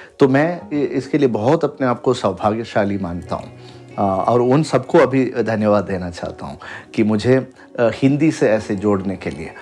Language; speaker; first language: Hindi; non-native, local second language; Malayalam